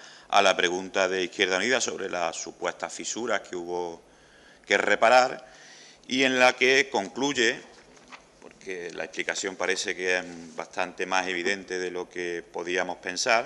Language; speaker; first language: Spanish; native; Spanish